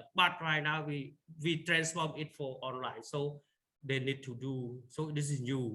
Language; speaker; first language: English; non-native, learner; Khmer